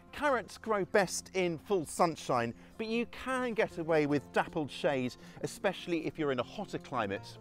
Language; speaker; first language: English; native; English